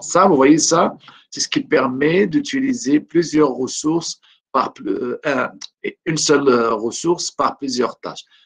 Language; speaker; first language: French; non-native, local second language; Arabic